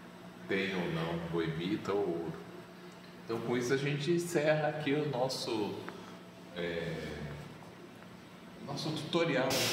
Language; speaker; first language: Portuguese; native; Portuguese